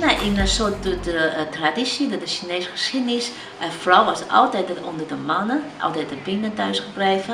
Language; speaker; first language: Dutch; non-native, learner; Chinese